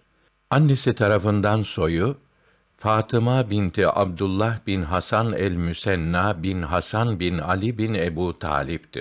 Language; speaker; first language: Turkish; native; Turkish